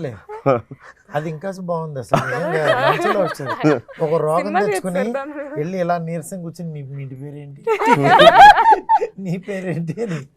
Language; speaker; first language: Telugu; native; Telugu